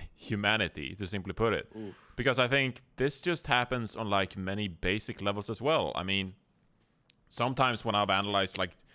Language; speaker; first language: English; non-native, fluent; Swedish